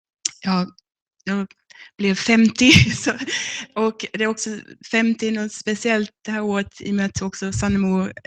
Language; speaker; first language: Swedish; non-native, fluent; English